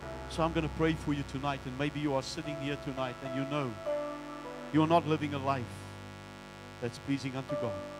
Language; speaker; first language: English; non-native, local second language; Afrikaans